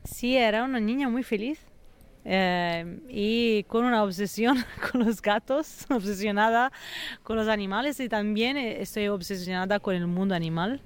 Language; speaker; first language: Spanish; non-native, fluent; Italian